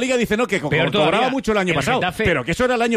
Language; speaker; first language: Spanish; native; Spanish